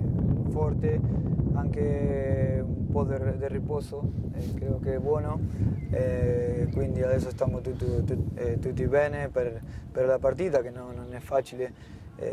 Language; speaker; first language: Italian; non-native, fluent; Spanish